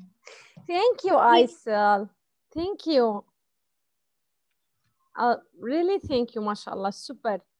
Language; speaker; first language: English; non-native, fluent; Arabic